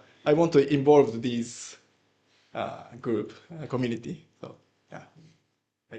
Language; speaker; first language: English; non-native, learner; Japanese